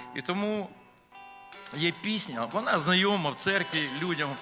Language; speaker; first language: Ukrainian; non-native, local second language; Russian